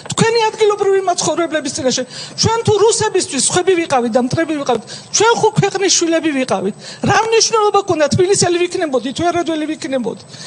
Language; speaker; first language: Georgian; native; Georgian